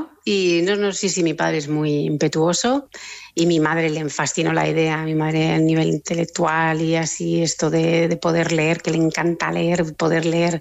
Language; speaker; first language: Spanish; native; Spanish